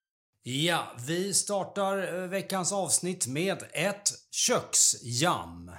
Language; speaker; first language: Swedish; native; Swedish